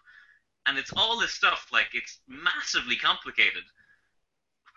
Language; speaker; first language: English; native; English